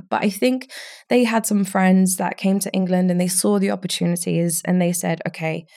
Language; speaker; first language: English; early bilingual, other home language; Romanian